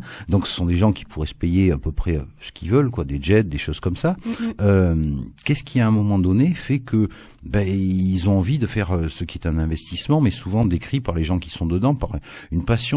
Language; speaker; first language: French; native; French